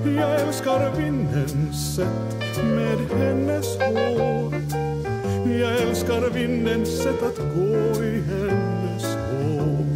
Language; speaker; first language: Swedish; non-native, fluent; Icelandic